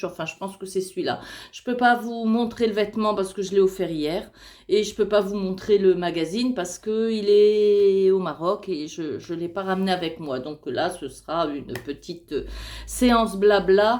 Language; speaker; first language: French; native; French